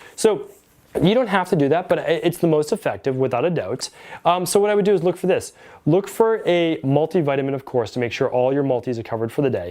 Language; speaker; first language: English; native; English